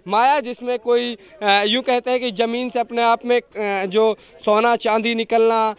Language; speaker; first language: Hindi; native; Hindi